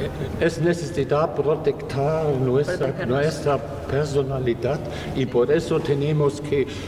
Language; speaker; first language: Spanish; non-native, fluent; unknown